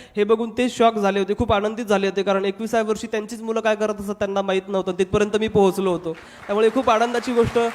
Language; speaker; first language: Marathi; non-native, local second language; Hindi